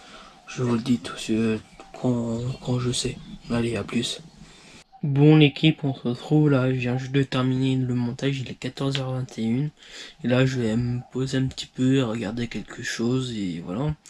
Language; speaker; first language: French; native; French